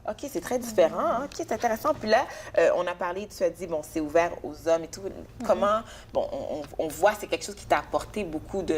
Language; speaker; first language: French; native; French